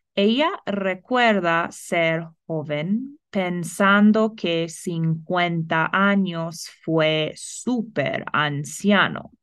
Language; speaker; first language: Spanish; non-native, fluent; English